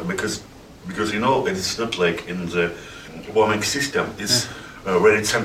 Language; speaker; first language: English; non-native, learner; Russian